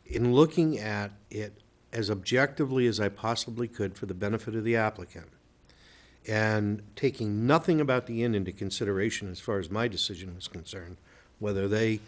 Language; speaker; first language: English; native; English